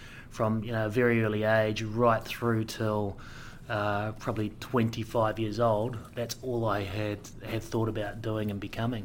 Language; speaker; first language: English; native; English